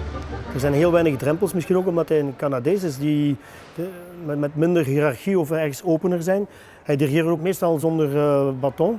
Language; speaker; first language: Dutch; native; Dutch